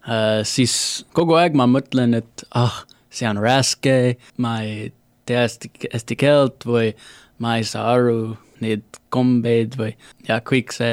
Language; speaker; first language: Estonian; non-native, learner; English